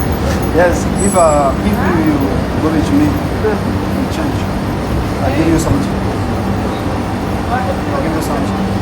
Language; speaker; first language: English; non-native, learner; French